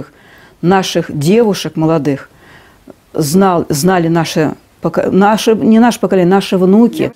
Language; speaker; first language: Russian; native; Russian